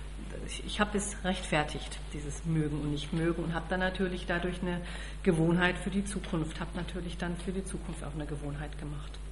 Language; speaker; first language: German; native; German